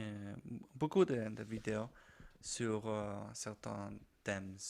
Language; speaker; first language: French; non-native, learner; Spanish